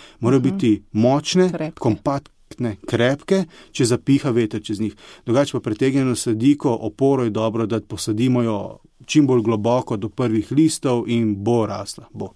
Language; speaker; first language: Slovenian; early bilingual, other home language; Bosnian